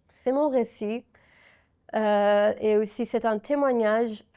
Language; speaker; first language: French; non-native, fluent; Persian